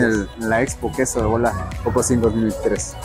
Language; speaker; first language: Spanish; native; Spanish